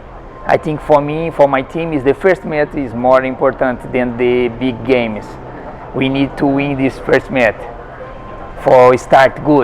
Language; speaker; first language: English; non-native, learner; Portuguese